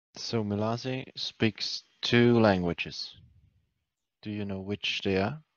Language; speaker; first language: English; non-native, fluent; German